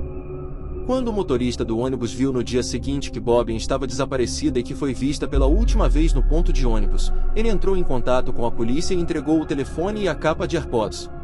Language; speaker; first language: Portuguese; native; Portuguese